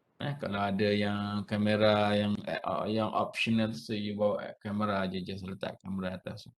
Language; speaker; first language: Malay; native; Malay